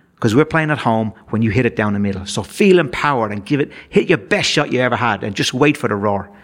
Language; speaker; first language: English; native; English